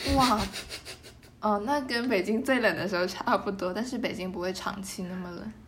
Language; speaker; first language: Chinese; native; Chinese